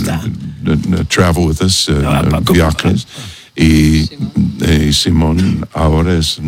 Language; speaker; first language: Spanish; non-native, learner; English